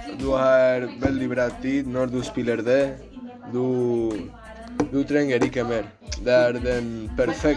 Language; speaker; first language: Norwegian; non-native, learner; Spanish